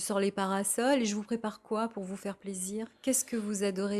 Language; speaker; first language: French; native; French